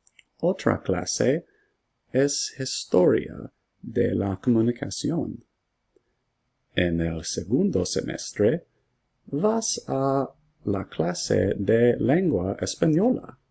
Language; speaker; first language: Spanish; non-native, learner; English